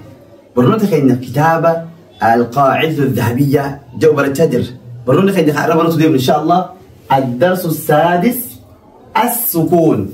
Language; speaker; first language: Arabic; non-native, fluent; Oromo